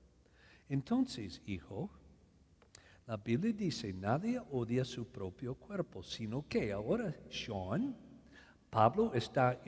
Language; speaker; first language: Spanish; non-native, learner; English